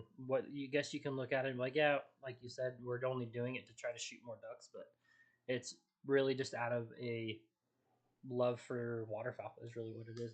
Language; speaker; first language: English; native; English